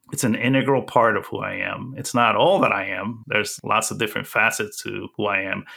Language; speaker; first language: English; early bilingual, other home language; Spanish